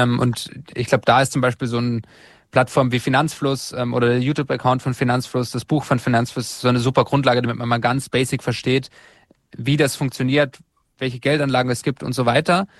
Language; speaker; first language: German; native; German